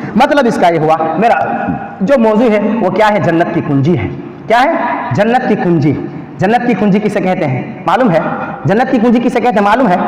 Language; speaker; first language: Urdu; native; Urdu